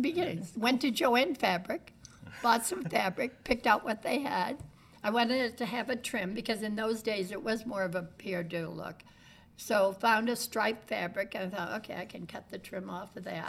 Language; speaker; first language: English; native; English